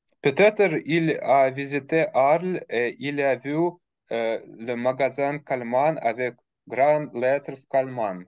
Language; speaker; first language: French; non-native, learner; Russian